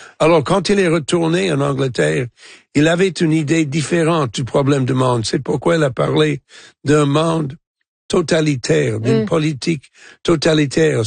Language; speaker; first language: French; non-native, local second language; English